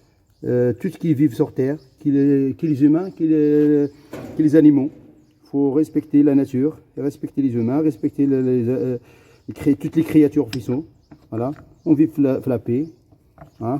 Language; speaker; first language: French; non-native, fluent; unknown